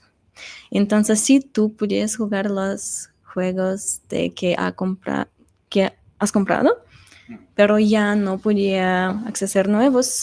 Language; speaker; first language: Spanish; non-native, fluent; Russian